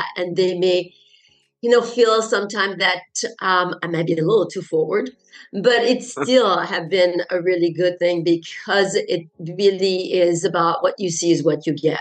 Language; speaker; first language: English; non-native, fluent; French